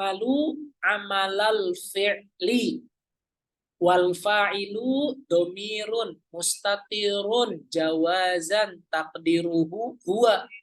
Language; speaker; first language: Arabic; non-native, fluent; Indonesian